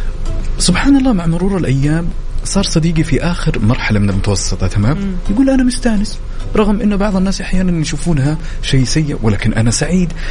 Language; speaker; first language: Arabic; native; Arabic